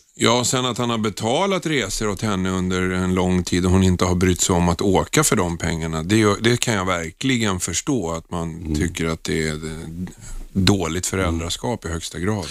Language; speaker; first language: Swedish; native; Swedish